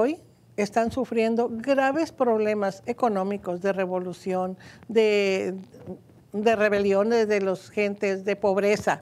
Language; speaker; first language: Spanish; native; Spanish